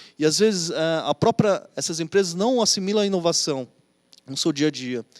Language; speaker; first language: Portuguese; native; Portuguese